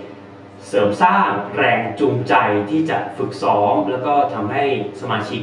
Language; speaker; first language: Thai; native; Thai